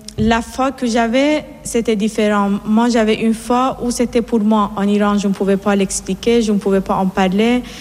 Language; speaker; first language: French; non-native, fluent; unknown